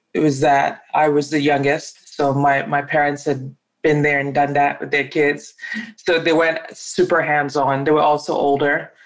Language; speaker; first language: English; non-native, local second language; Yoruba